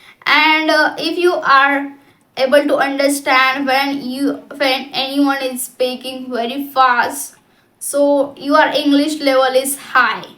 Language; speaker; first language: English; non-native, local second language; Hindi